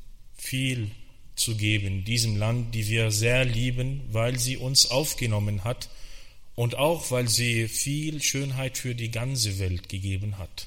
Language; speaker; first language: German; non-native, fluent; Arabic